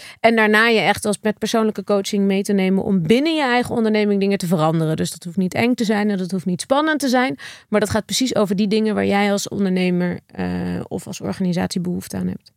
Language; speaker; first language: Dutch; native; Dutch